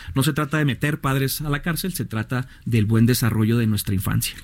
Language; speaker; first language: Spanish; native; Spanish